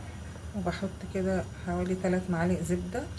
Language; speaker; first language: Arabic; native; Arabic